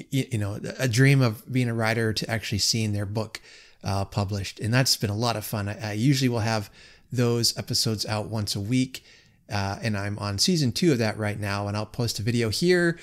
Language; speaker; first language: English; native; English